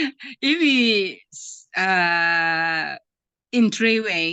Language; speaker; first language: English; non-native, learner; Thai